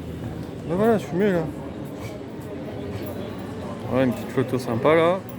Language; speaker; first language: French; native; French